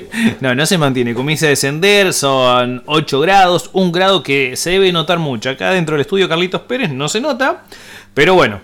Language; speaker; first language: Spanish; native; Spanish